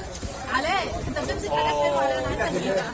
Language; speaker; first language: Arabic; native; Arabic